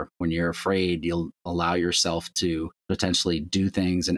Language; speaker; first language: English; native; English